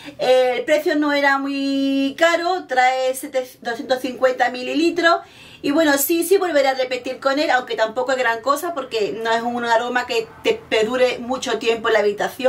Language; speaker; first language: Spanish; native; Spanish